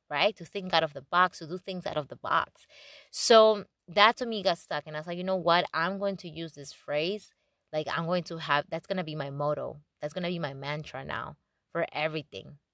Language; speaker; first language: English; non-native, fluent; Spanish